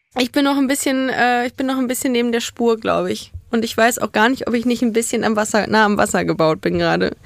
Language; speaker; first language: German; native; German